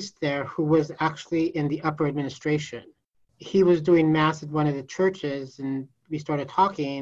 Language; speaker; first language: English; native; English